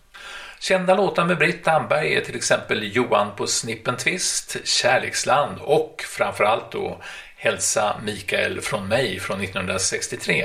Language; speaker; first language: Swedish; native; Swedish